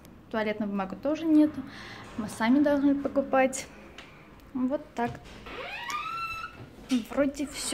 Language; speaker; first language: Russian; non-native, fluent; Armenian